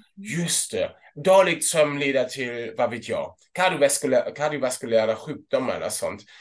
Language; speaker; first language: Swedish; non-native, fluent; German